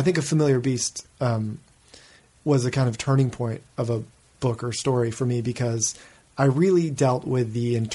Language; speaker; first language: English; native; English